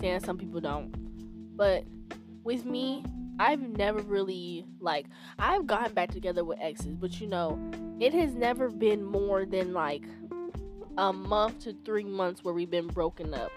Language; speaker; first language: English; native; English